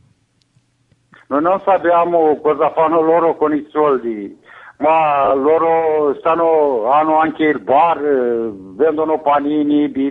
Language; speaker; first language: Italian; non-native, fluent; Romanian